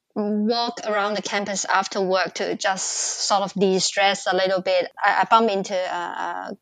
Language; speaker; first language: English; non-native, local second language; Cantonese